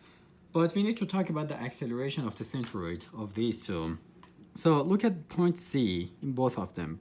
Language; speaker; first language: English; non-native, fluent; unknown